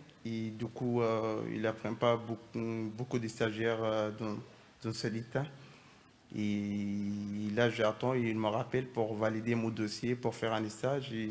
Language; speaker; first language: French; non-native, fluent; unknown